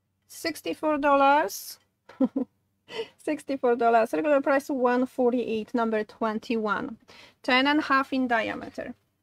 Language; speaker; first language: English; non-native, fluent; Polish